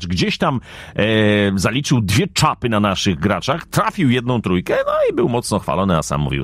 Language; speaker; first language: Polish; native; Polish